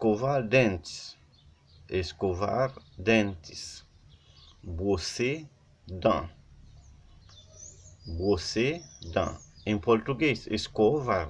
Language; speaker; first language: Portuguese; non-native, learner; Haitian Creole